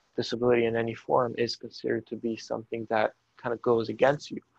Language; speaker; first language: English; non-native, fluent; Spanish